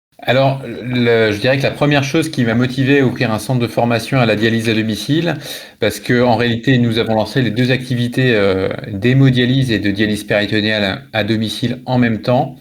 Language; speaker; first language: French; native; French